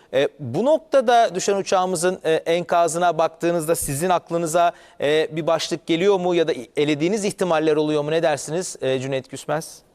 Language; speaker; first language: Turkish; native; Turkish